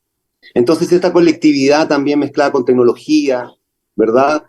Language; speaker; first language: Spanish; native; Spanish